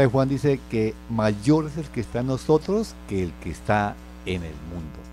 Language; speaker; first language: Spanish; native; Spanish